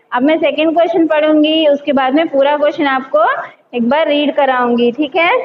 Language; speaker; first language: Hindi; non-native, local second language; Telugu